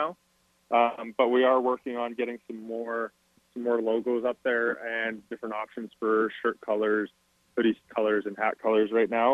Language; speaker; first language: English; native; English